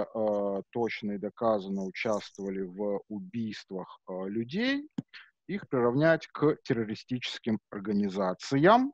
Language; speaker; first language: Russian; native; Russian